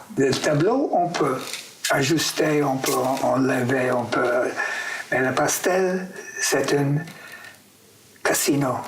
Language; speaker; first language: French; non-native, fluent; English